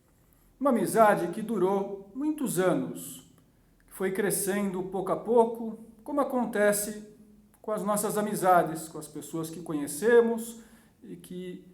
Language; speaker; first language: Portuguese; native; Portuguese